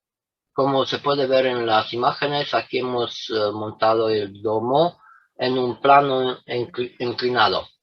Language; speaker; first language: Spanish; non-native, fluent; Romanian